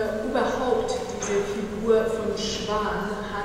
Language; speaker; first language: German; non-native, fluent; Persian